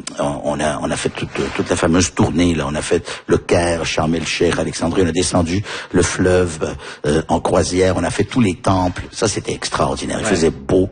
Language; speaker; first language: French; native; French